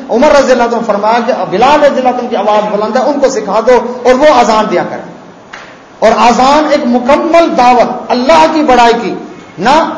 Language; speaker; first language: Urdu; non-native, local second language; Saraiki